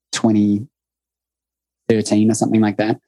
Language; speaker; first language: English; native; English